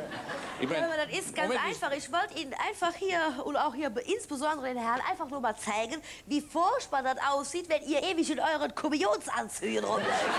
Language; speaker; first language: German; native; German